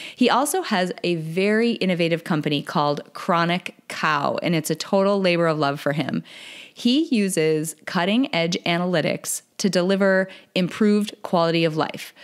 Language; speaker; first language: English; native; English